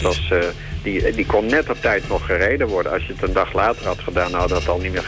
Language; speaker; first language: Dutch; native; Dutch